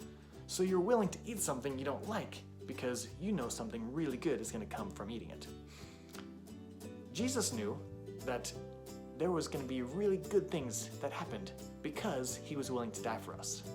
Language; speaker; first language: English; native; English